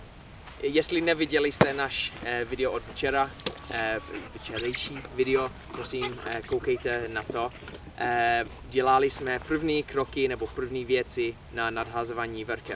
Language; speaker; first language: Czech; non-native, learner; English